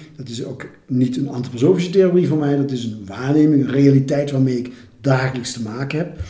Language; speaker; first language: Dutch; native; Dutch